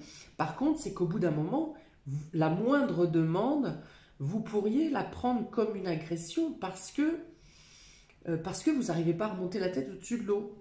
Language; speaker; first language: French; native; French